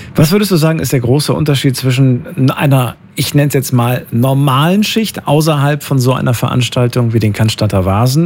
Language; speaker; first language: German; native; German